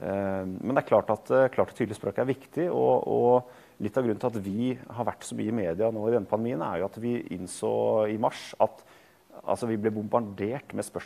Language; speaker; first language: Norwegian; native; Norwegian